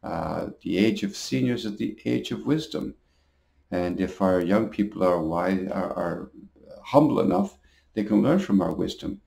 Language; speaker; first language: English; native; English